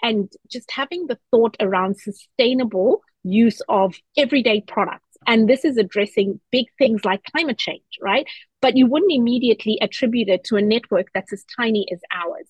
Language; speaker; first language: English; non-native, local second language; Shona